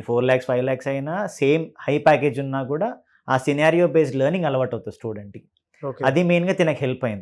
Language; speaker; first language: Telugu; native; Telugu